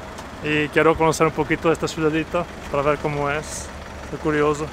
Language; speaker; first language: Spanish; non-native, fluent; Portuguese